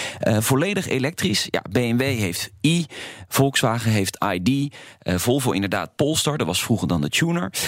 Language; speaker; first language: Dutch; native; Dutch